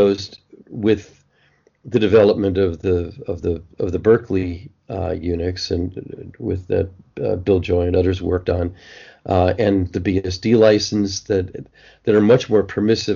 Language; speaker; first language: English; native; English